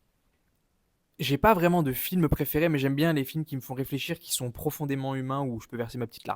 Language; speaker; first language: French; native; French